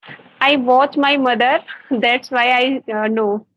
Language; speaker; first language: English; non-native, learner; Hindi